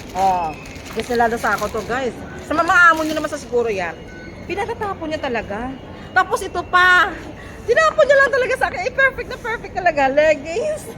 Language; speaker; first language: Filipino; non-native, local second language; Cebuano